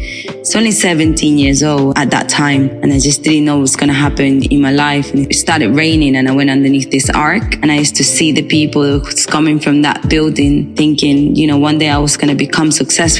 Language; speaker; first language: English; non-native, fluent; Spanish